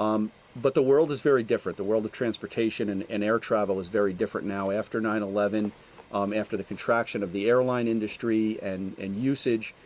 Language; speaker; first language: English; native; English